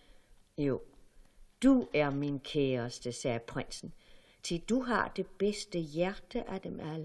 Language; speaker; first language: Danish; native; Danish